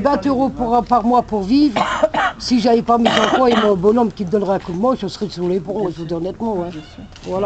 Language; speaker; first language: French; native; French